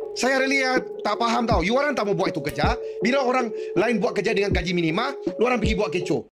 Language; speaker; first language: Malay; non-native, local second language; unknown